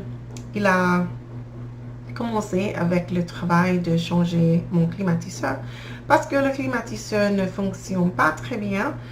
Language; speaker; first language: French; non-native, learner; English